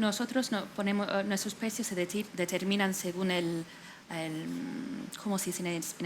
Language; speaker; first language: Spanish; non-native, fluent; English